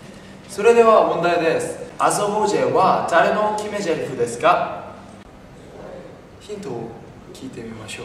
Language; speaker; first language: Japanese; non-native, learner; Korean